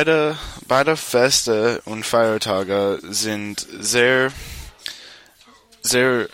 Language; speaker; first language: German; non-native, learner; English